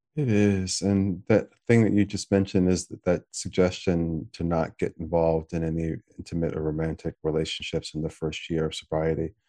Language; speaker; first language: English; native; English